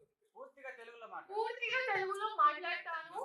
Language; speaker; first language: Telugu; non-native, learner; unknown